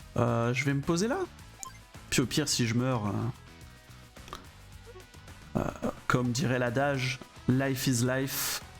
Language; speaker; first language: French; native; French